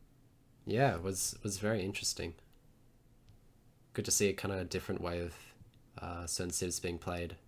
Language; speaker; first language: English; native; English